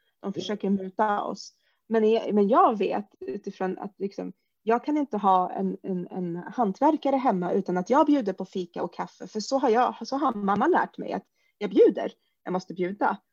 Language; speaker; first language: Swedish; early bilingual, other home language; Arabic